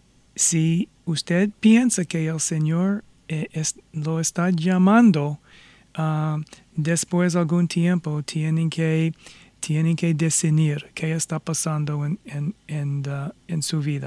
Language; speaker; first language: Spanish; non-native, fluent; English